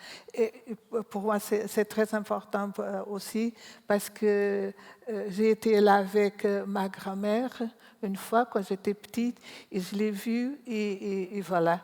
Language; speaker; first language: French; non-native, learner; Portuguese